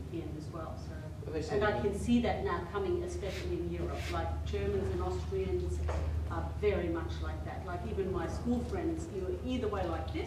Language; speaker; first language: English; non-native, fluent; German